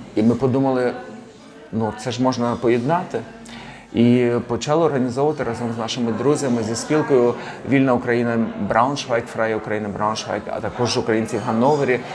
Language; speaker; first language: Ukrainian; native; Ukrainian